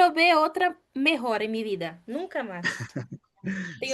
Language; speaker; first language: Spanish; non-native, fluent; Portuguese